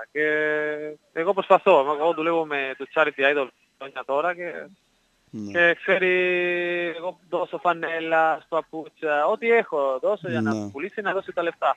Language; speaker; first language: Greek; non-native, learner; Spanish